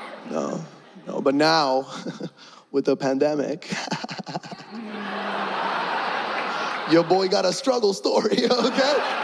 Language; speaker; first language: English; early bilingual, other home language; Spanish